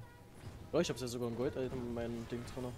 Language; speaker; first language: German; native; German